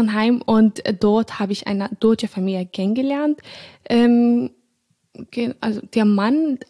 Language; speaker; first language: German; non-native, fluent; Arabic